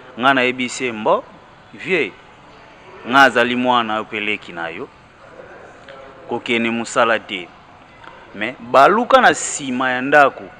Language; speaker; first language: Lingala; non-native, local second language; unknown